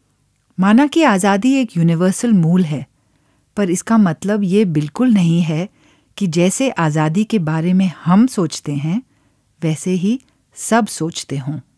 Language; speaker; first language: Hindi; native; Hindi